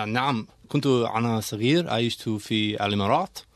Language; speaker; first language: Arabic; non-native, learner; English